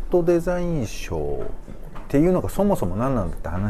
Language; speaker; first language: Japanese; native; Japanese